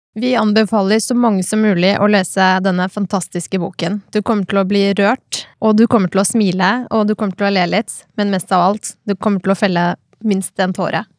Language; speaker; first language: Norwegian; native; Norwegian